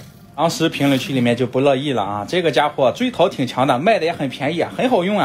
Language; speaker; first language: Chinese; native; Chinese